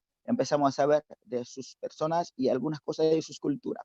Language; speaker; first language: Spanish; non-native, fluent; Haitian Creole